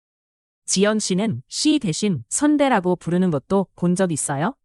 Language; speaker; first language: Korean; non-native, fluent; Chinese